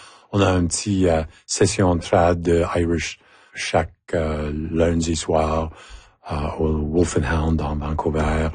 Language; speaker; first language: French; non-native, local second language; English